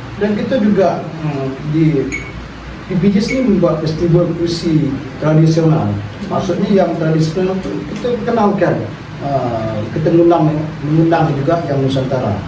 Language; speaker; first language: Malay; native; Malay